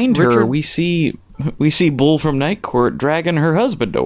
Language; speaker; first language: English; native; English